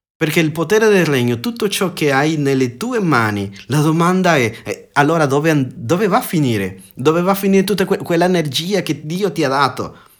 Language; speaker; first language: Italian; non-native, fluent; Spanish